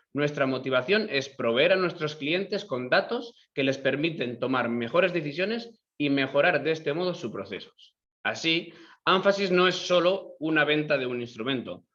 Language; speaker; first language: Spanish; native; Spanish